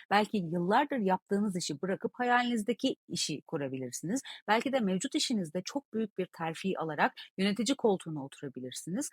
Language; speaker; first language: Turkish; native; Turkish